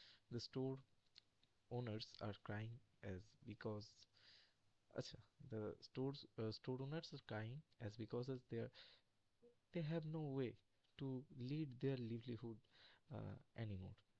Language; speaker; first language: English; non-native, local second language; Bangla